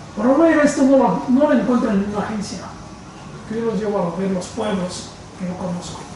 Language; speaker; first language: Spanish; non-native, fluent; Cantonese